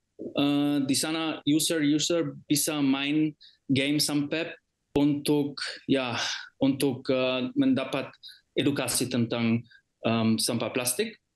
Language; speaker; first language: Indonesian; non-native, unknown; German